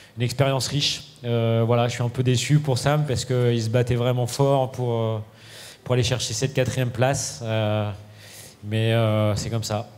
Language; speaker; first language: French; native; French